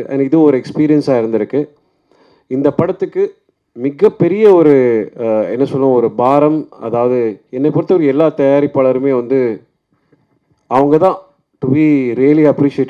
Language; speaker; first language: Tamil; native; Tamil